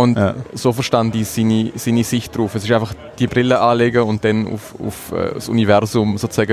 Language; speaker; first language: German; native; German